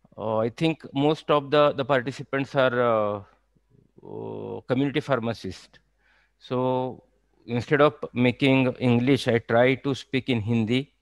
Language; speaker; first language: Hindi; non-native, local second language; Marathi